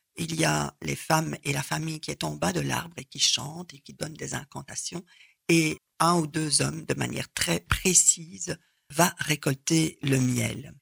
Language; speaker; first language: French; native; French